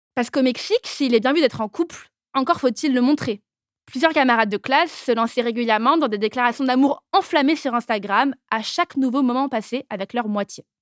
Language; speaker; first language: French; native; French